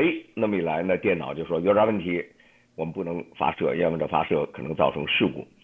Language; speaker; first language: Chinese; native; Chinese